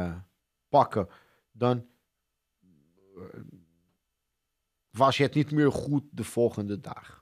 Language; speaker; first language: Dutch; non-native, fluent; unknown